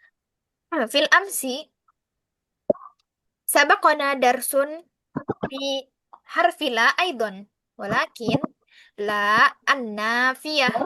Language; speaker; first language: Arabic; non-native, fluent; Indonesian